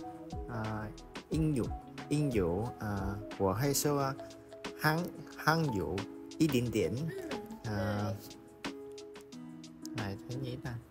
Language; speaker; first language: Chinese; non-native, learner; Vietnamese